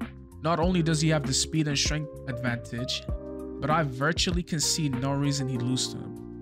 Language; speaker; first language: English; native; English